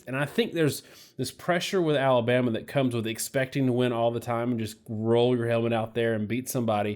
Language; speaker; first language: English; native; English